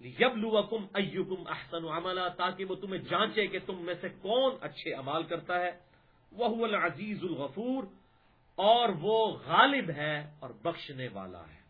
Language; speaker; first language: Urdu; non-native, local second language; Punjabi